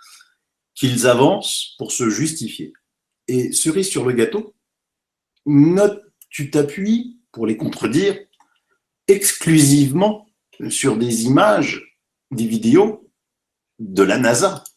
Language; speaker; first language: French; native; French